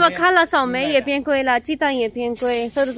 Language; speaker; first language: Chinese; non-native, learner; Urdu